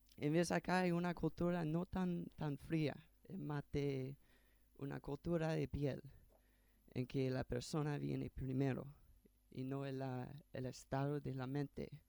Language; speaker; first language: Spanish; non-native, fluent; English